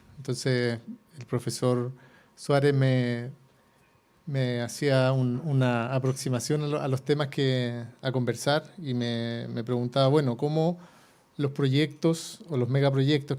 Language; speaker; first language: Spanish; native; Spanish